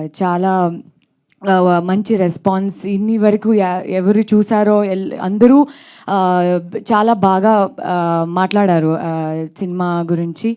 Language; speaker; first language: Telugu; non-native, learner; Kannada